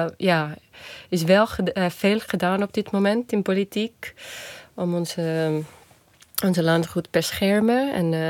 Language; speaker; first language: Dutch; non-native, fluent; Estonian